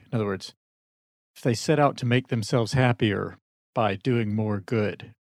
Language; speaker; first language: English; native; English